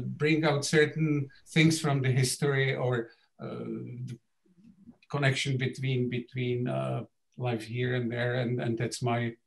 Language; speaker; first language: English; non-native, fluent; Czech